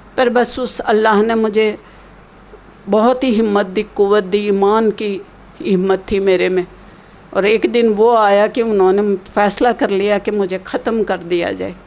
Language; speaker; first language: Hindi; native; Hindi